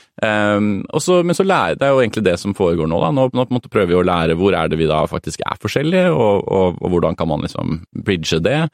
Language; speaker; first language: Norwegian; native; Norwegian